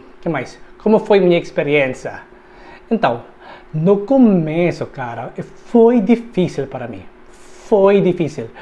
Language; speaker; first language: Portuguese; non-native, learner; Filipino